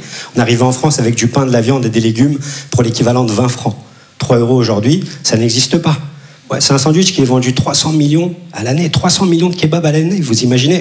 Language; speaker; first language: French; early bilingual, other home language; Turkish